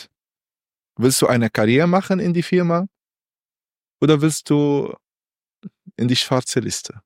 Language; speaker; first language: German; non-native, learner; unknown